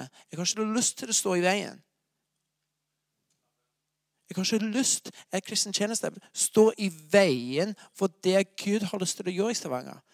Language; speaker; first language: Norwegian; non-native, fluent; English